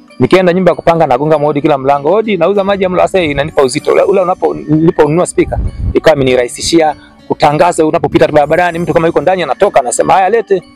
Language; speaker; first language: Swahili; non-native, local second language; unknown